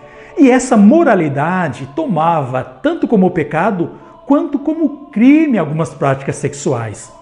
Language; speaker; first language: Portuguese; native; Portuguese